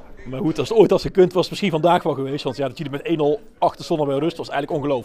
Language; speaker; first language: Dutch; native; Dutch